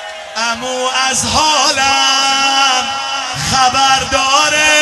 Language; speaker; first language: Persian; native; Persian